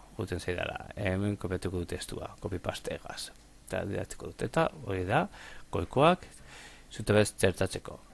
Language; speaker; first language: Basque; native; Basque